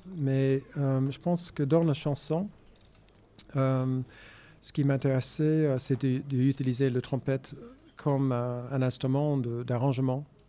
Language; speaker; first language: French; non-native, fluent; English